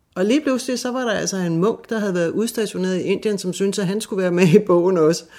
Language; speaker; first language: Danish; native; Danish